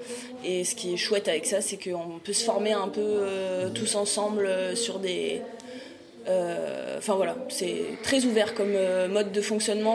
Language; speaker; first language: French; native; French